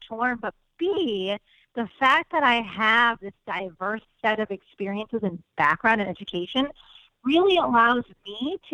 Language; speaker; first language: English; native; English